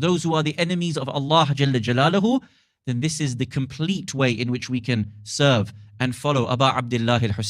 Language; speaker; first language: English; native; English